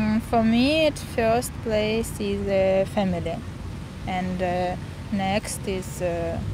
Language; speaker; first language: English; non-native, learner; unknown